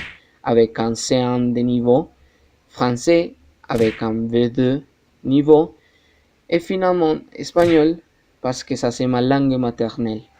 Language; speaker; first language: French; non-native, learner; Spanish